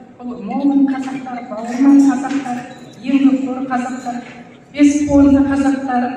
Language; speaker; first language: Kazakh; native; Kazakh